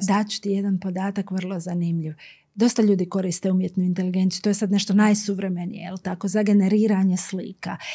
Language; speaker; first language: Croatian; native; Croatian